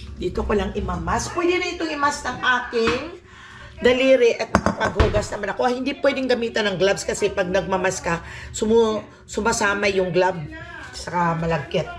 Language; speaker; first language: Filipino; non-native, local second language; Cebuano